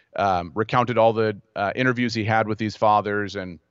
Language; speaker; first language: English; native; English